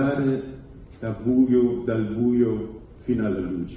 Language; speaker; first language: Italian; non-native, fluent; Persian